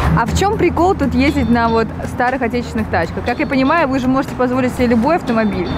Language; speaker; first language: Russian; native; Russian